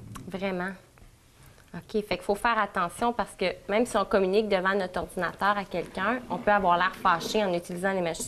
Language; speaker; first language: French; native; French